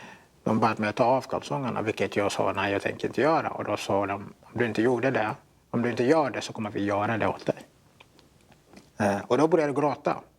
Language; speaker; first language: Swedish; non-native, fluent; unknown